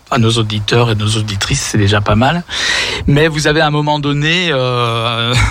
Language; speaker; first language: French; native; French